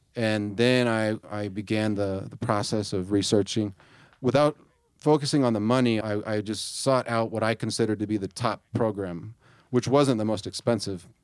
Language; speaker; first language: English; native; English